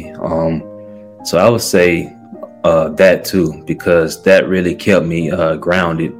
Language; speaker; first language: English; native; English